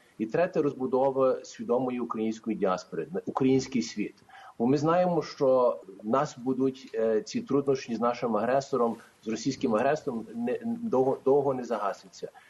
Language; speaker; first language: Ukrainian; early bilingual, heritage; Ukrainian